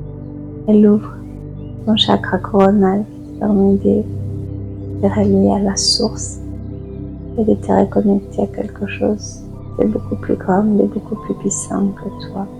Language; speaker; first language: French; native; French